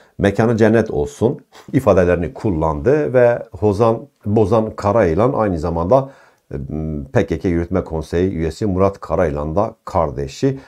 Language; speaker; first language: Turkish; non-native, local second language; Kurdish